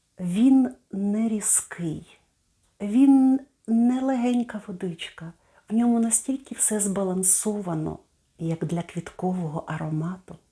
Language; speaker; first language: Ukrainian; native; Ukrainian